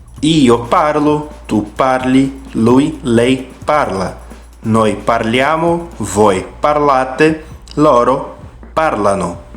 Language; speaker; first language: Italian; non-native, fluent; Portuguese